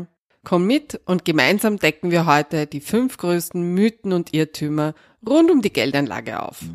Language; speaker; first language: German; native; German